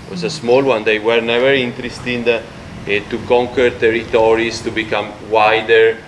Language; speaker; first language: English; non-native, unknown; Italian